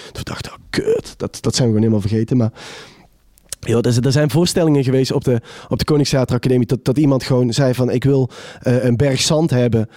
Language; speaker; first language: Dutch; native; Dutch